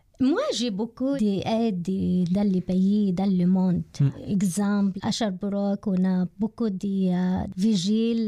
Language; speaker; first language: French; non-native, learner; Arabic